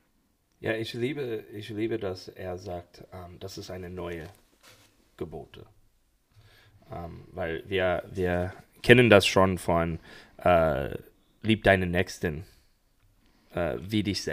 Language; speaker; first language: German; non-native, fluent; English